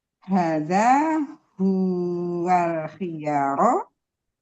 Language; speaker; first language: Arabic; non-native, learner; Indonesian